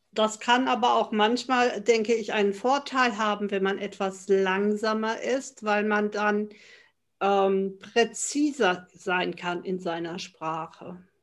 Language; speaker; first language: German; native; German